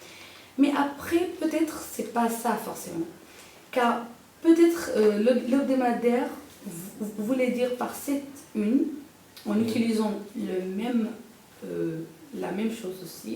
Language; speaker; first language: French; non-native, local second language; Arabic